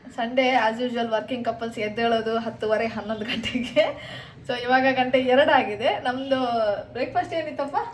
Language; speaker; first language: Kannada; non-native, local second language; Tulu